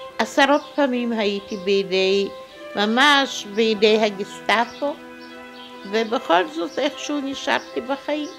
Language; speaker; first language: Hebrew; non-native, fluent; Polish